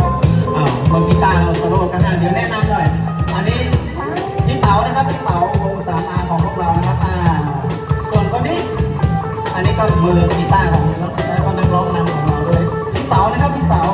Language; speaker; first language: Thai; native; Thai